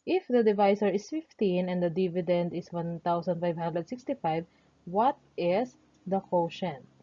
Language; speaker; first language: English; non-native, local second language; Filipino